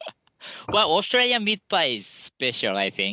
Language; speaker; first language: English; non-native, fluent; Japanese